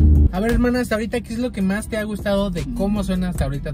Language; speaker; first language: Spanish; native; Spanish